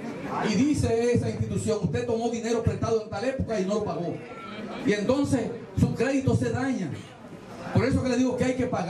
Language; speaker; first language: Spanish; native; Spanish